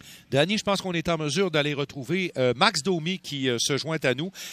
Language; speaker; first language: French; native; French